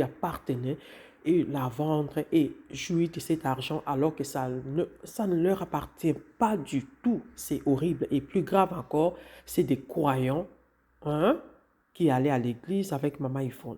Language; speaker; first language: French; non-native, local second language; Lingala